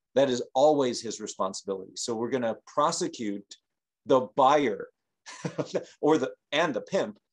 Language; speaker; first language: English; native; English